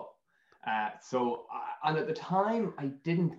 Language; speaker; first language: English; native; English